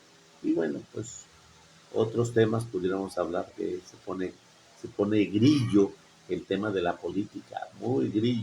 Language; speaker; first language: Spanish; native; Spanish